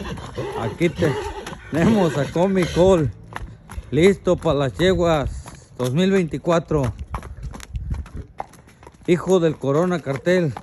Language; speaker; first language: Spanish; native; Spanish